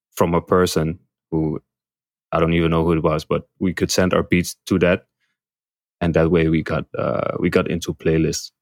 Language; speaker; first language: English; non-native, fluent; Dutch